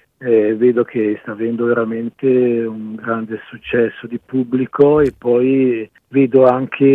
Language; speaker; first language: Italian; native; Italian